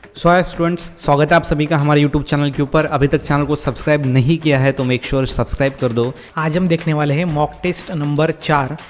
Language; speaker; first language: Hindi; non-native, local second language; Marathi